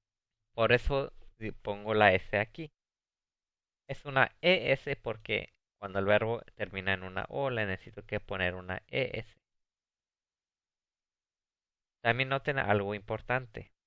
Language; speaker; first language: Spanish; early bilingual, heritage; Spanish